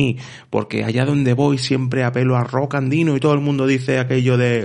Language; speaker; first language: Spanish; native; Spanish